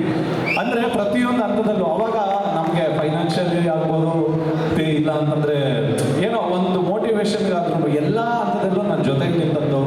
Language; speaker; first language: Kannada; native; Kannada